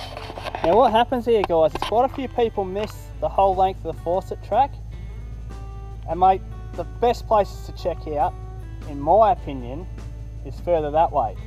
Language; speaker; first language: English; native; English